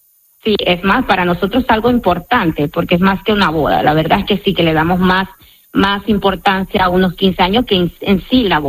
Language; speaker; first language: Spanish; native; Spanish